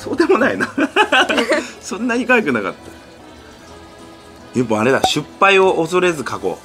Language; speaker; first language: Japanese; native; Japanese